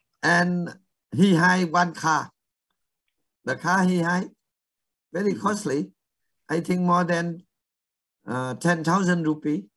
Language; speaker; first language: English; non-native, fluent; Vietnamese